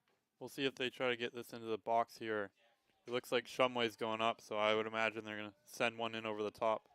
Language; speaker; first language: English; native; English